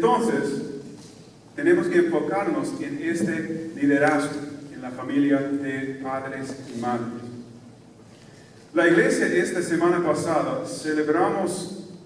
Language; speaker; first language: Spanish; non-native, fluent; English